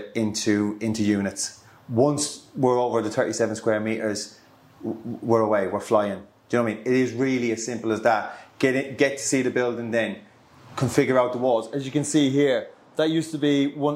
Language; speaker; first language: English; native; English